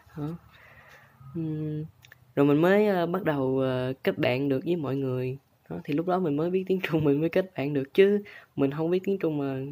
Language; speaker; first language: Vietnamese; native; Vietnamese